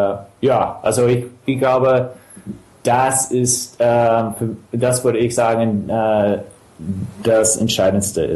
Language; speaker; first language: German; non-native, fluent; English